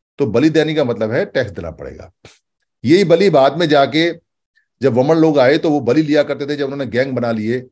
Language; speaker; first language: Hindi; native; Hindi